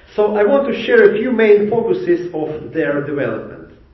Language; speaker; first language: English; non-native, fluent; Ukrainian